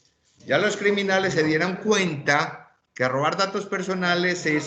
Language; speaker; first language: Spanish; native; Spanish